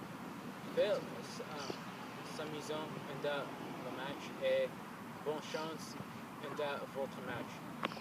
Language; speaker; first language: French; non-native, learner; English